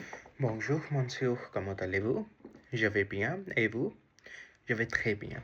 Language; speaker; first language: French; non-native, learner; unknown